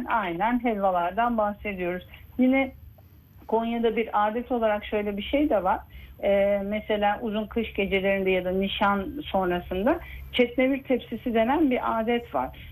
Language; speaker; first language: Turkish; native; Turkish